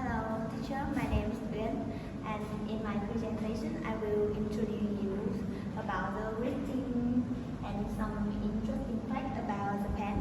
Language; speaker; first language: English; non-native, learner; Vietnamese